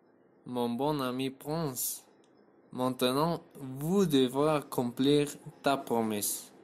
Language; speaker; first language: French; non-native, learner; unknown